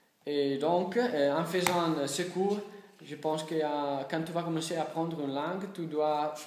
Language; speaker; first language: French; non-native, learner; Italian